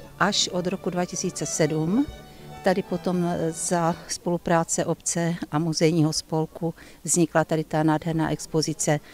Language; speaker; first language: Czech; native; Czech